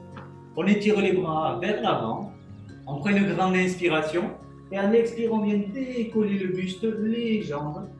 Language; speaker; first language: French; native; French